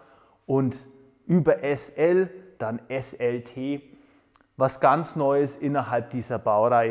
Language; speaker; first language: German; native; German